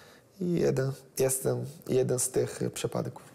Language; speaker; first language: Polish; non-native, learner; Portuguese